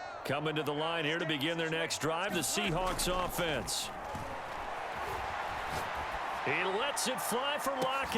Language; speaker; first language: English; native; English